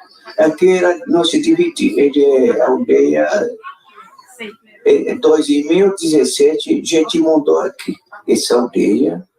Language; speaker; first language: Portuguese; non-native, local second language; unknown